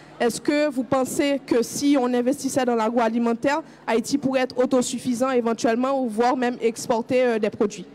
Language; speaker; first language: French; non-native, local second language; Haitian Creole